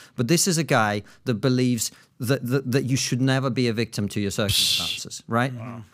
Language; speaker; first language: English; non-native, fluent; Russian